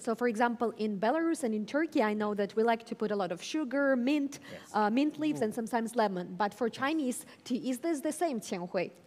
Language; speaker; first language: English; early bilingual, other home language; Russian